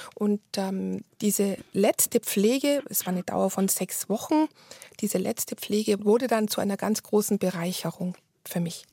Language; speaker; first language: German; native; German